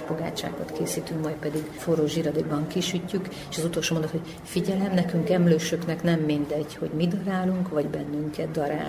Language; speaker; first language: Hungarian; native; Hungarian